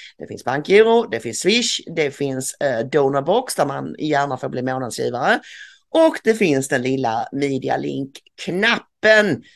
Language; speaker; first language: Swedish; native; Swedish